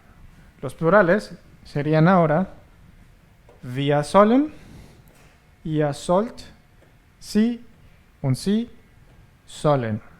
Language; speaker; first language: German; non-native, fluent; Spanish